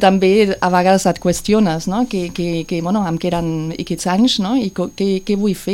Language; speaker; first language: Catalan; non-native, fluent; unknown